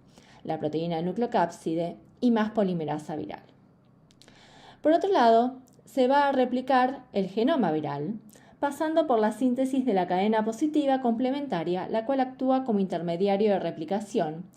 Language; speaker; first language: Spanish; native; Spanish